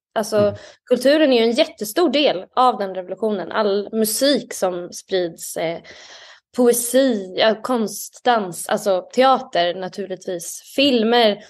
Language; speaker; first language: Swedish; native; Swedish